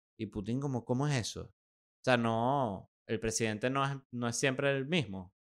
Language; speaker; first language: Spanish; native; Spanish